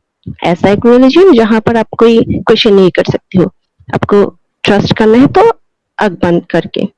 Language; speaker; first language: Hindi; non-native, local second language; Bangla